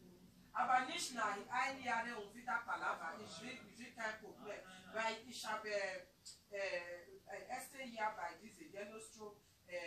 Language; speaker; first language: German; non-native, learner; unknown